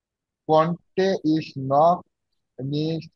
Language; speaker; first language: German; non-native, learner; Bangla